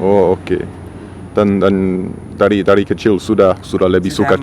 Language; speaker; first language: Indonesian; non-native, fluent; English